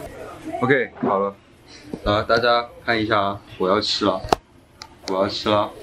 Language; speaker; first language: Chinese; non-native, local second language; Cantonese